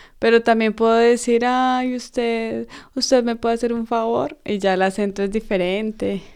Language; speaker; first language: Spanish; native; Spanish